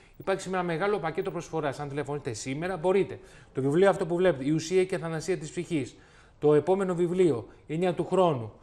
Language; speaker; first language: Greek; native; Greek